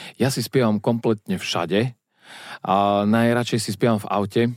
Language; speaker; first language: Slovak; native; Slovak